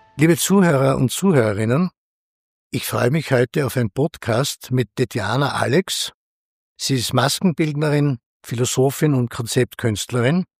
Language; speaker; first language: German; native; German